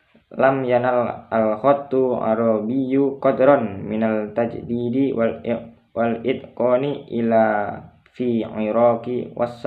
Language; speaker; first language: Arabic; non-native, learner; Indonesian